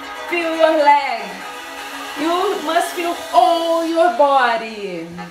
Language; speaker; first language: English; non-native, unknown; Portuguese